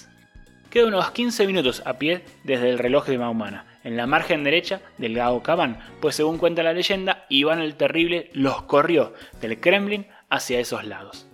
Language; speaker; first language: Spanish; native; Spanish